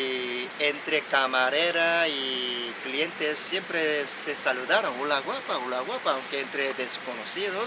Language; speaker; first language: Spanish; non-native, fluent; Korean